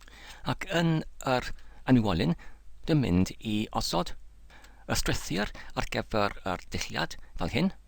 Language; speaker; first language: Welsh; non-native, learner; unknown